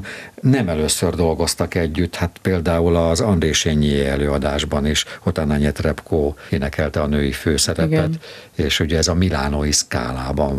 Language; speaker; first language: Hungarian; native; Hungarian